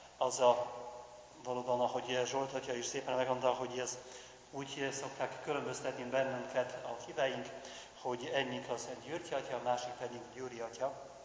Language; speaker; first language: Hungarian; non-native, fluent; Polish